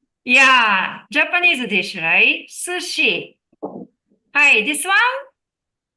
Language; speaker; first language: English; non-native, learner; Japanese